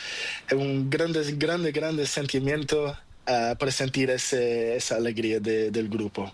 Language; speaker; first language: Spanish; non-native, learner; Portuguese